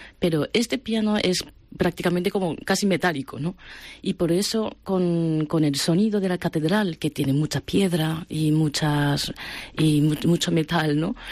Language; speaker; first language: Spanish; non-native, fluent; Japanese